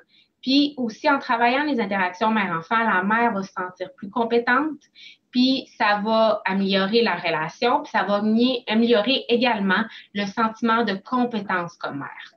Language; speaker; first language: French; native; French